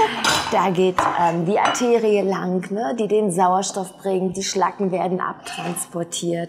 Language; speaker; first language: German; native; German